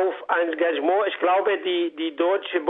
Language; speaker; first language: German; non-native, fluent; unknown